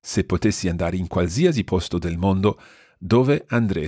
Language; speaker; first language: Italian; non-native, fluent; English